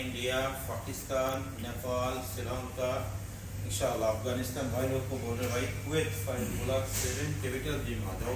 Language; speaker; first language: Hindi; non-native, learner; Bangla